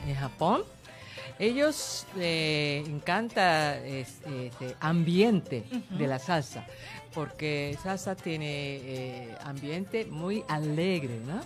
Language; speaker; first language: Spanish; non-native, learner; Japanese